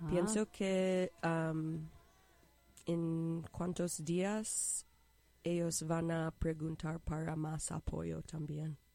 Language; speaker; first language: Spanish; non-native, learner; English